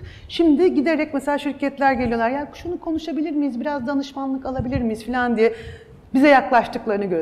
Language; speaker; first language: Turkish; native; Turkish